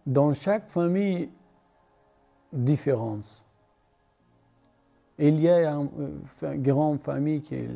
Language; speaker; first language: French; non-native, learner; Persian